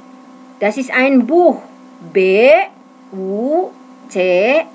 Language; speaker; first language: German; non-native, fluent; Indonesian